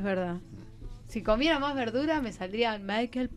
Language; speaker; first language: Spanish; native; Spanish